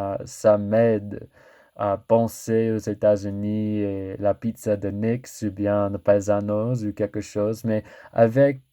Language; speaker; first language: French; non-native, learner; English